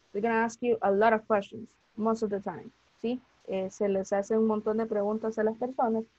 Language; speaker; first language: Spanish; native; Spanish